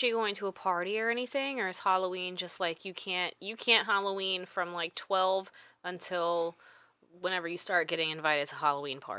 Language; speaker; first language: English; native; English